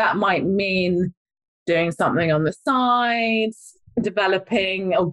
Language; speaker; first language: English; native; English